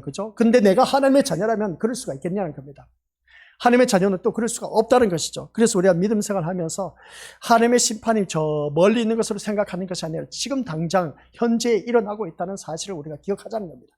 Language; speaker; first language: Korean; native; Korean